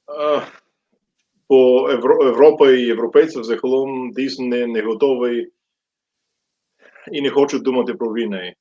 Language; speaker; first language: Ukrainian; non-native, fluent; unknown